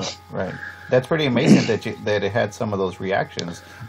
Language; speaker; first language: English; native; English